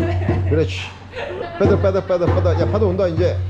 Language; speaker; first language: Korean; native; Korean